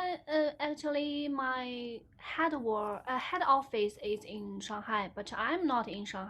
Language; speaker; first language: English; non-native, learner; Chinese